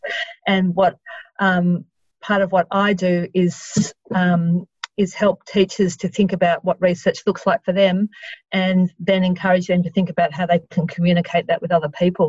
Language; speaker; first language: English; native; English